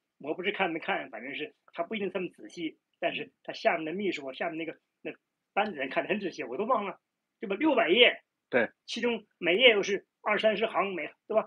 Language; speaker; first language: Chinese; native; Chinese